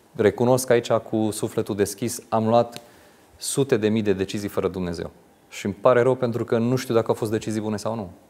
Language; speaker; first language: Romanian; non-native, local second language; Hungarian